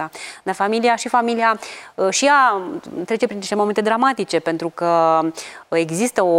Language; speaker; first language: Romanian; native; Romanian